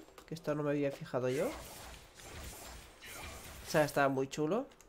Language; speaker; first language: Spanish; native; Spanish